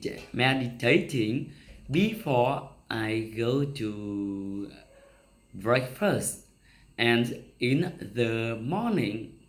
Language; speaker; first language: English; non-native, learner; Vietnamese